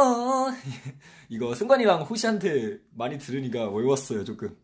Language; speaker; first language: Korean; non-native, fluent; Chinese